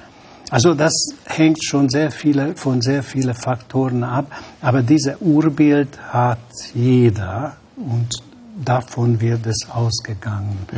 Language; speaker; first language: German; non-native, fluent; Hungarian